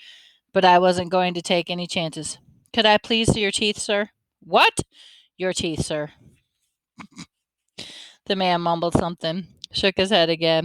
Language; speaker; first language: English; native; English